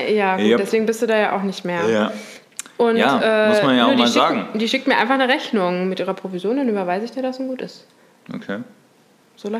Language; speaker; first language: German; native; German